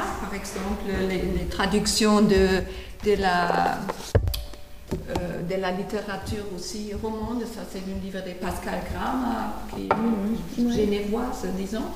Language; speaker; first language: French; non-native, fluent; German